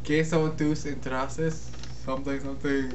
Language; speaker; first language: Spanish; non-native, learner; English